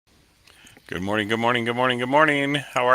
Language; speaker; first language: English; native; English